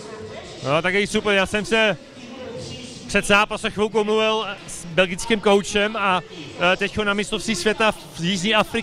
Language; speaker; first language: Czech; early bilingual, heritage; Czech